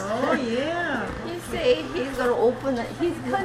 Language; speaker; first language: English; non-native, learner; Korean